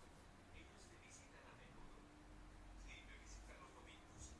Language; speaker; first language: Spanish; non-native, learner; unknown